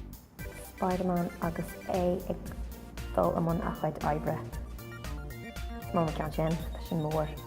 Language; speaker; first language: Irish; non-native, local second language; English